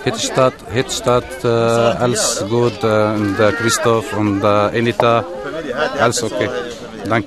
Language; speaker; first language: German; non-native, learner; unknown